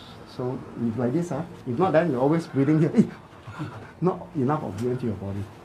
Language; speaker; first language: English; non-native, local second language; Chinese